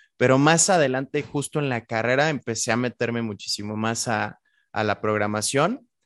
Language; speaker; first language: Spanish; native; Spanish